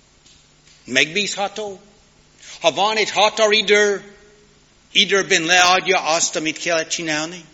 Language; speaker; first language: Hungarian; non-native, learner; English